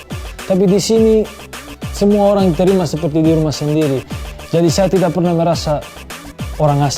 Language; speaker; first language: Indonesian; non-native, fluent; Serbian